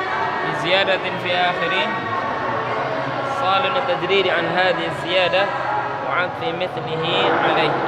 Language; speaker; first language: Arabic; non-native, fluent; Indonesian